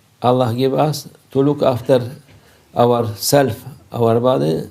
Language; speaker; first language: English; non-native, learner; Turkish